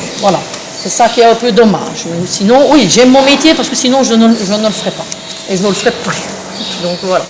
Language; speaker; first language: French; native; French